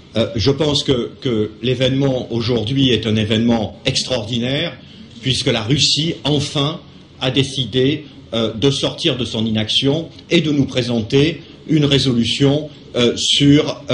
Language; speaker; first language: French; native; French